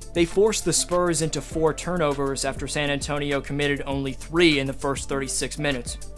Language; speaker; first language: English; native; English